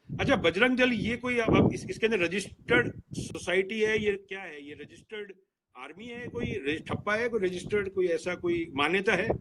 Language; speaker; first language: Hindi; native; Hindi